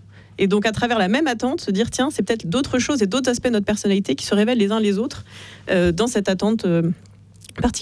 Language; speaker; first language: French; native; French